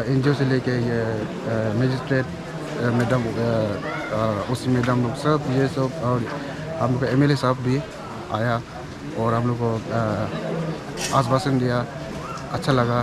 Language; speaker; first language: Hindi; non-native, local second language; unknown